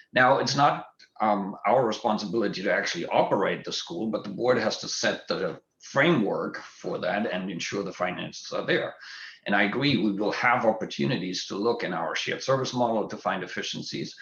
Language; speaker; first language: English; non-native, fluent; German